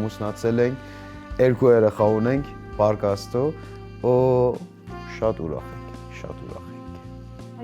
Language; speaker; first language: Armenian; non-native, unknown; Persian